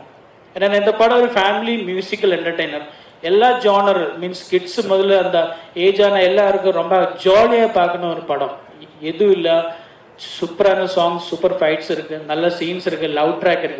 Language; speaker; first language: Tamil; non-native, learner; Malayalam